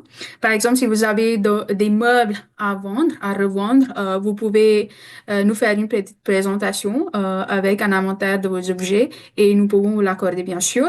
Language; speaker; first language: French; non-native, fluent; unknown